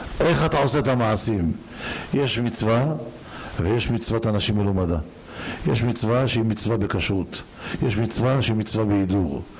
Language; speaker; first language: Hebrew; native; Hebrew